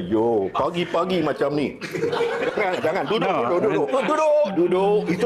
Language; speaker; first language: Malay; non-native, local second language; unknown